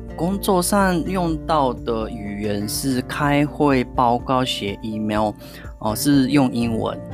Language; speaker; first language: Chinese; non-native, fluent; Japanese